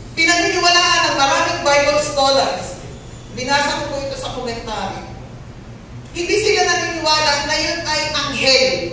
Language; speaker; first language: Filipino; native; Filipino